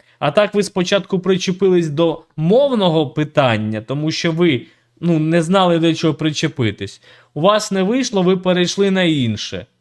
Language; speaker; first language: Ukrainian; native; Ukrainian